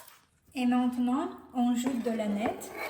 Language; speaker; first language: French; non-native, fluent; Russian